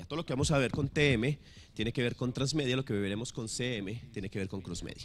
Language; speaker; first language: Spanish; native; Spanish